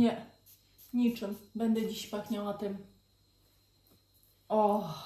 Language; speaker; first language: Polish; native; Polish